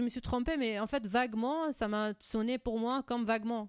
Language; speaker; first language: French; non-native, fluent; Arabic